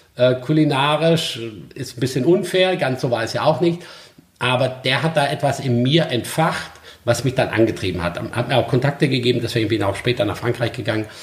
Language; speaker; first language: German; native; German